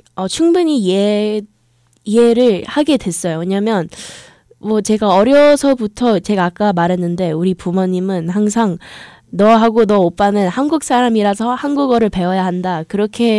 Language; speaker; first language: Korean; early bilingual, heritage; English